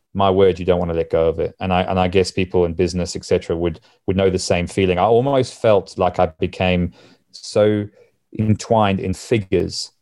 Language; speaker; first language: English; native; English